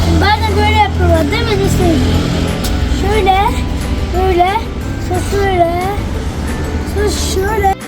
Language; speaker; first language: Turkish; early bilingual, heritage; Turkish